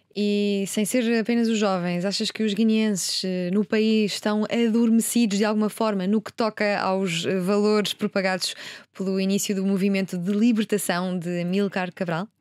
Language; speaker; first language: Portuguese; native; Portuguese